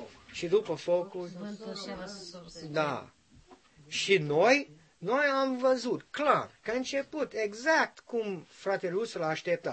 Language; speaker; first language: Romanian; non-native, learner; English